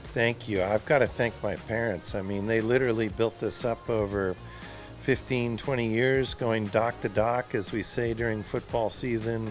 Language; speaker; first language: English; native; English